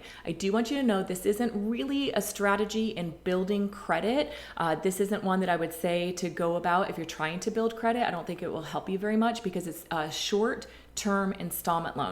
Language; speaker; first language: English; native; English